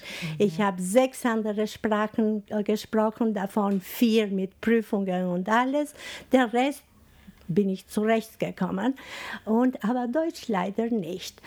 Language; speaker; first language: German; non-native, fluent; Albanian